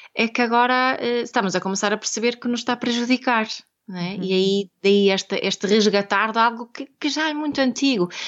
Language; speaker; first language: Portuguese; non-native, fluent; Swedish